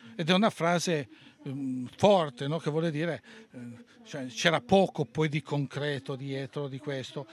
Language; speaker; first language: Italian; native; Italian